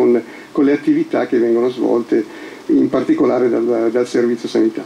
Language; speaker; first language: Italian; native; Italian